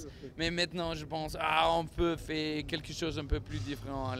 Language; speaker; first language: French; non-native, learner; English